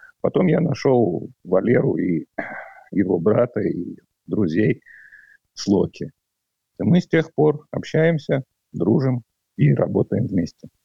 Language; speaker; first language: Russian; native; Russian